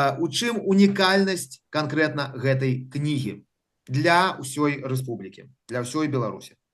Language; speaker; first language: Belarusian; native; Belarusian